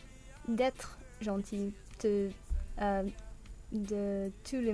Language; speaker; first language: French; non-native, learner; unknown